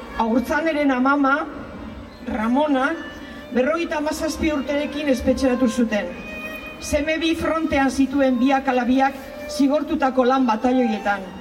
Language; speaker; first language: Basque; native; Basque